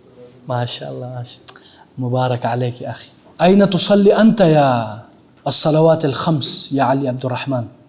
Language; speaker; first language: Arabic; non-native, fluent; Urdu